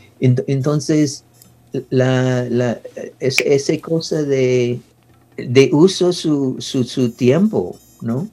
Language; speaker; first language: Spanish; non-native, learner; English